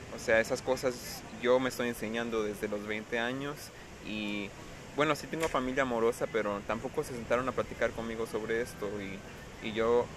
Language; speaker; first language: Spanish; early bilingual, heritage; Spanish